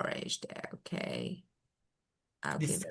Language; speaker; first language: English; non-native, fluent; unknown